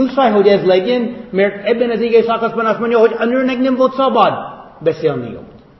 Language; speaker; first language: Hungarian; non-native, fluent; English